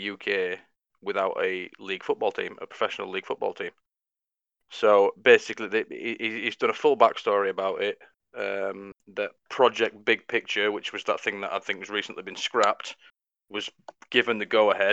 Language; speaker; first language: English; native; English